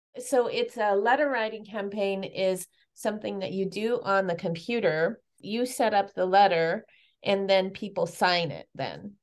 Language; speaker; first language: English; native; English